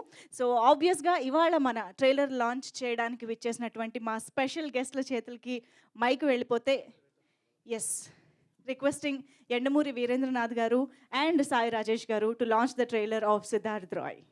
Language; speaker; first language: Telugu; native; Telugu